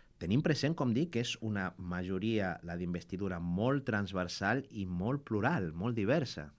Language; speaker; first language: Catalan; non-native, fluent; Spanish